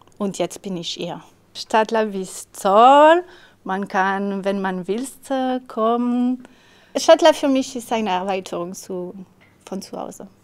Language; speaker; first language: German; non-native, fluent; French